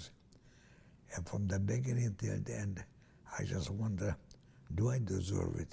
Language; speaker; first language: English; non-native, fluent; Romanian